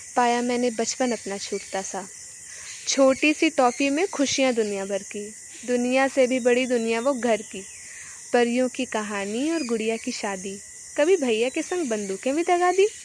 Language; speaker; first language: Hindi; native; Hindi